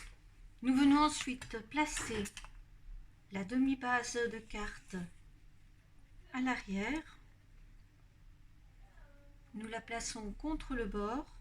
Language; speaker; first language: French; native; French